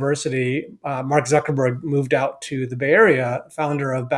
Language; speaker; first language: English; native; English